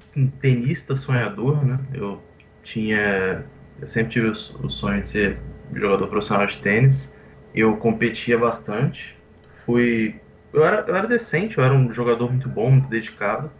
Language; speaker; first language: Portuguese; native; Portuguese